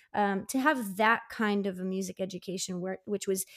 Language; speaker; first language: English; native; English